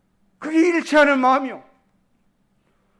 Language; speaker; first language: Korean; native; Korean